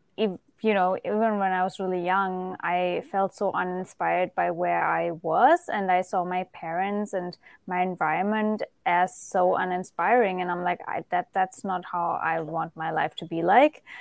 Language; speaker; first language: English; non-native, fluent; German